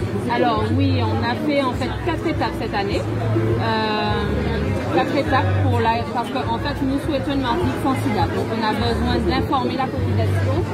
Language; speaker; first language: French; native; French